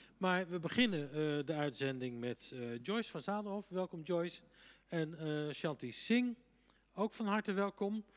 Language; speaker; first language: Dutch; native; Dutch